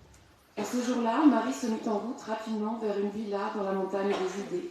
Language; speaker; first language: French; native; French